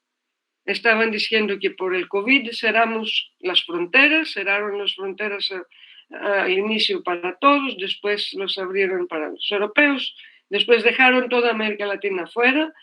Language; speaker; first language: Spanish; non-native, fluent; Greek